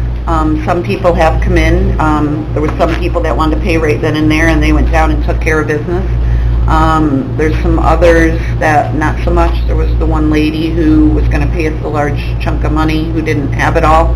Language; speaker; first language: English; native; English